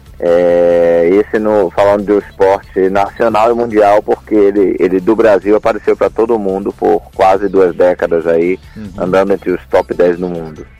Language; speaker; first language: Portuguese; native; Portuguese